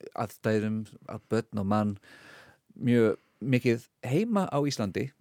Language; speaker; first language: Icelandic; non-native, fluent; English